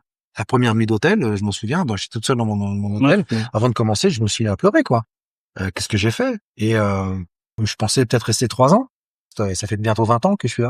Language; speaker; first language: French; native; French